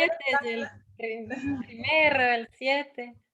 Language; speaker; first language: Spanish; non-native, fluent; Dutch